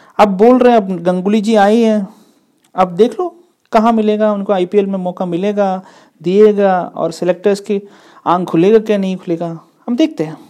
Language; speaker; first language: Hindi; non-native, local second language; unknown